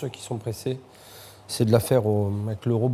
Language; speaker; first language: French; native; French